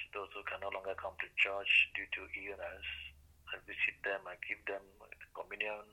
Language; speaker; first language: English; non-native, local second language; Igbo